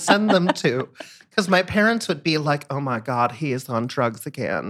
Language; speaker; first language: English; native; English